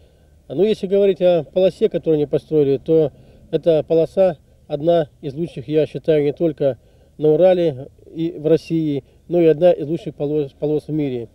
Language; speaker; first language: Russian; native; Russian